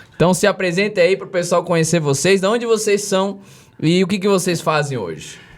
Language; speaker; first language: Portuguese; early bilingual, other home language; Spanish